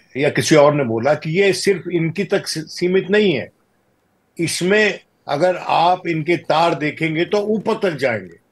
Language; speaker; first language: Hindi; native; Hindi